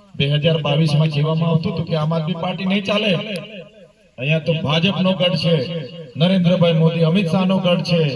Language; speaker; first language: Gujarati; non-native, local second language; Vasavi